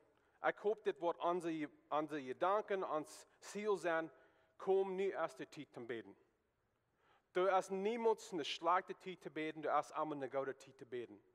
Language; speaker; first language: German; non-native, learner; Plautdietsch